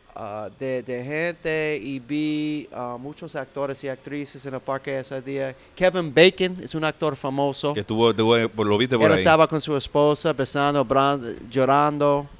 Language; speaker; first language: Spanish; non-native, learner; English